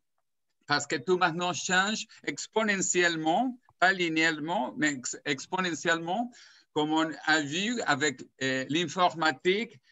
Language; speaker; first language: French; non-native, fluent; Spanish